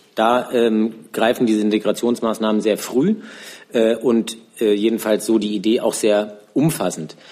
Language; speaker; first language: German; native; German